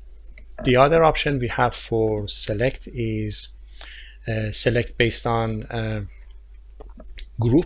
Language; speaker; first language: English; non-native, fluent; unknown